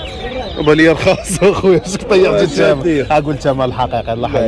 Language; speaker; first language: Arabic; native; Arabic